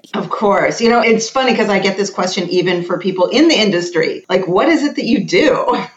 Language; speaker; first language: English; native; English